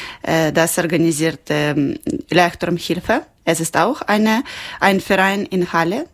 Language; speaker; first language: German; non-native, local second language; Ukrainian